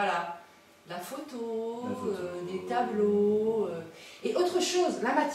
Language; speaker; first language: French; native; French